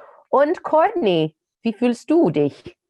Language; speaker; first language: German; non-native, fluent; English